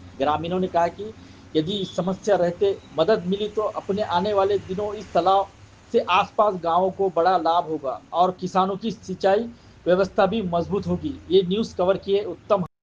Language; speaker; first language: Hindi; non-native, local second language; Marathi